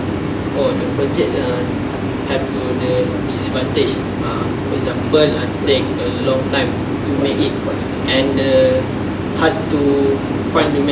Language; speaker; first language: English; non-native, local second language; Malay